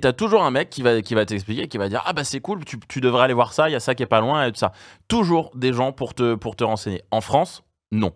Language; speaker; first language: French; native; French